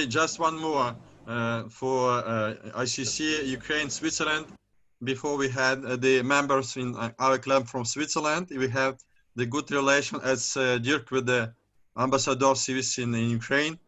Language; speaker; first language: English; non-native, learner; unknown